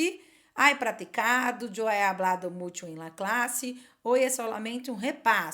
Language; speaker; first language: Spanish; non-native, learner; Portuguese